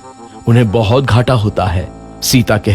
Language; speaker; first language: Hindi; native; Hindi